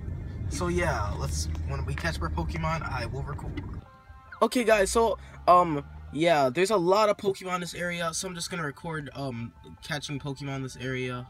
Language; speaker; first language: English; native; English